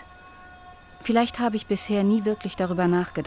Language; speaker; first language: German; native; German